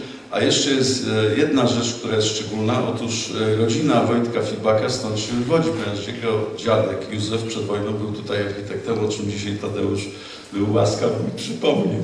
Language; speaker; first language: Polish; native; Polish